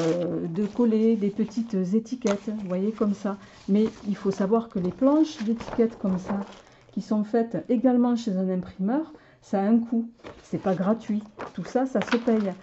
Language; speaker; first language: French; native; French